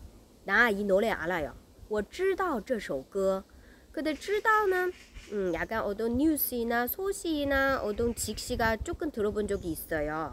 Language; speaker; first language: Korean; non-native, learner; Chinese